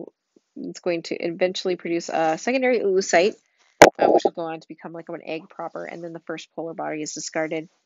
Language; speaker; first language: English; native; English